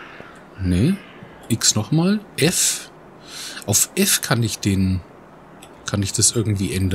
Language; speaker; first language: German; native; German